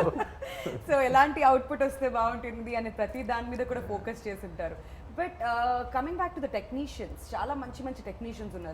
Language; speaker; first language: Telugu; native; Telugu